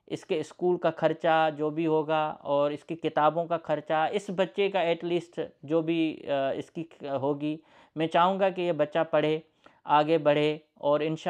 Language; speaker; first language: Urdu; non-native, local second language; Sindhi